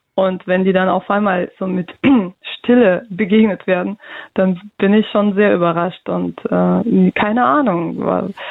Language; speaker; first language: German; early bilingual, other home language; Russian